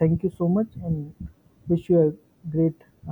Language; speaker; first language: English; non-native, local second language; Hindi